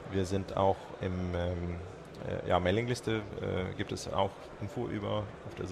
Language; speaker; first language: German; non-native, fluent; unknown